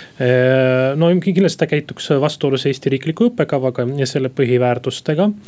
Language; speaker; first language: Estonian; non-native, local second language; Russian